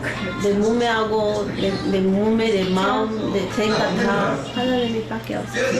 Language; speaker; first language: Korean; non-native, learner; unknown